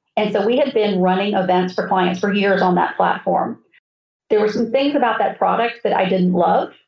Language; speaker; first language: English; native; English